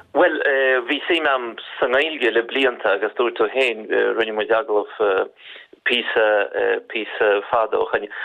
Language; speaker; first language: Irish; non-native, fluent; Russian